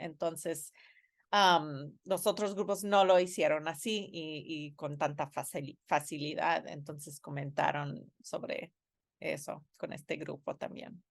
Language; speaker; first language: Spanish; non-native, fluent; English